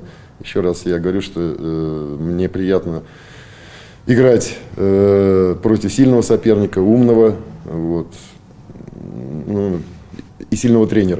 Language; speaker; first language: Russian; native; Russian